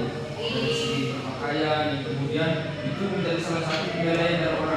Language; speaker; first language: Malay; non-native, local second language; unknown